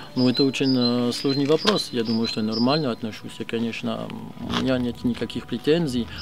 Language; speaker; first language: Russian; non-native, fluent; French